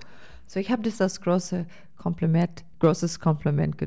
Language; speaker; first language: German; non-native, fluent; English